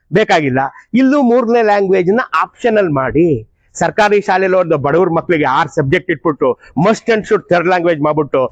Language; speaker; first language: Kannada; native; Kannada